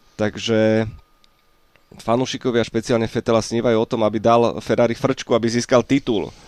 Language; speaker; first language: Slovak; native; Slovak